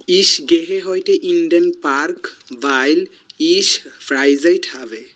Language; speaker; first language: German; non-native, learner; Bangla